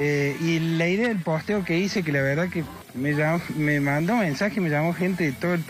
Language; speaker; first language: Spanish; native; Spanish